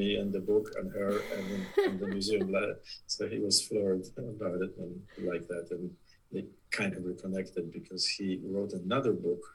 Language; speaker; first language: English; non-native, fluent; Polish